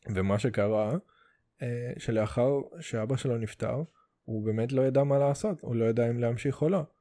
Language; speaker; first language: Hebrew; early bilingual, other home language; Russian